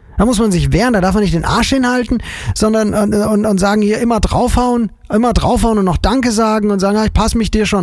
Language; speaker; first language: German; native; German